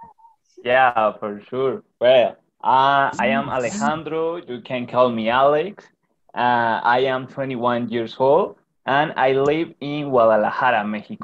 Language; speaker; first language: English; non-native, learner; Spanish